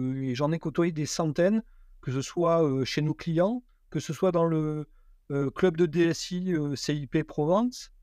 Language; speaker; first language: French; native; French